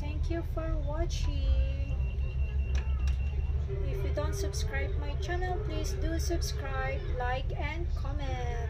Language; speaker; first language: English; non-native, local second language; Filipino